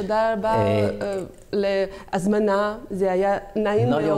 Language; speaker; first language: Hebrew; non-native, learner; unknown